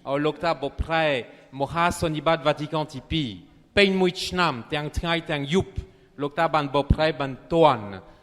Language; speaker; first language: Khmer; non-native, fluent; French